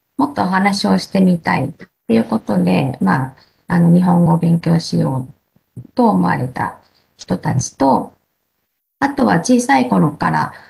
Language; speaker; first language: Japanese; native; Japanese